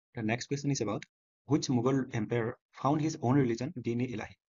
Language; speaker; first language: English; non-native, local second language; Assamese